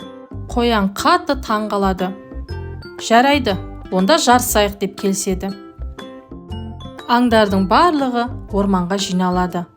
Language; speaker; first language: Kazakh; native; Kazakh